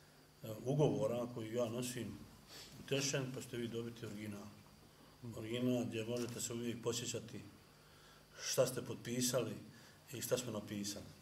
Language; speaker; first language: Bosnian; native; Bosnian